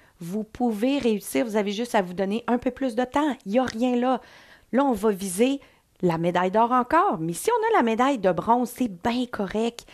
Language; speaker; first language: French; native; French